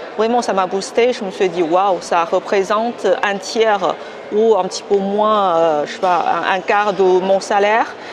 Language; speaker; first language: French; non-native, fluent; Chinese